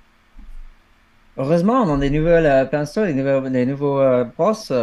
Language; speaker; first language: French; non-native, fluent; English